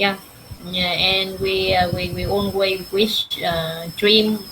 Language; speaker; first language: English; non-native, learner; Vietnamese